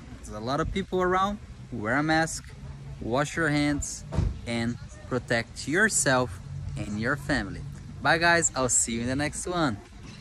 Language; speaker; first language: English; non-native, fluent; Portuguese